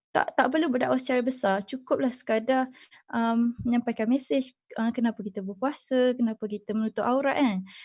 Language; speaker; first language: Malay; native; Malay